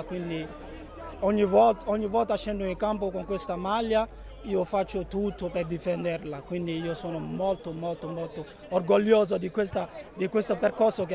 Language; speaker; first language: Italian; non-native, fluent; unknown